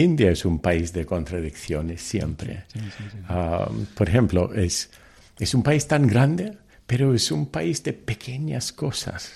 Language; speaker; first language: Spanish; early bilingual, heritage; Telugu